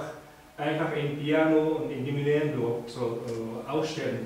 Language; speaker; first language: German; non-native, fluent; Japanese